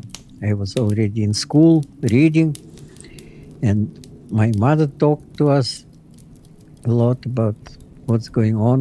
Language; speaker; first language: English; non-native, fluent; Russian